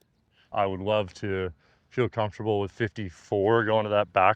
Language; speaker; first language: English; native; English